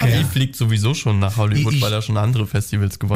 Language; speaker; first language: German; native; German